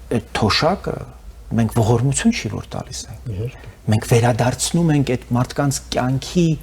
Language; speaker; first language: Armenian; native; Armenian